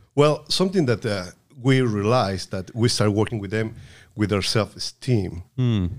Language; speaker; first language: English; non-native, fluent; Spanish